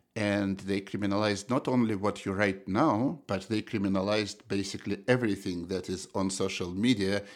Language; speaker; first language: English; non-native, fluent; Russian